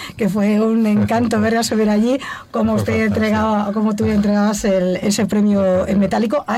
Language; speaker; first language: Spanish; non-native, local second language; Catalan